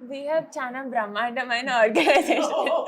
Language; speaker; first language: Telugu; early bilingual, heritage; Telugu